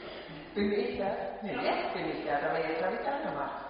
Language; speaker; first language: German; native; German